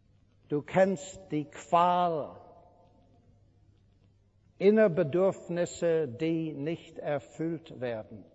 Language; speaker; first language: German; non-native, fluent; English